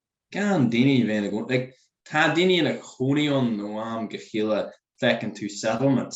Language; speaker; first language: Irish; non-native, local second language; English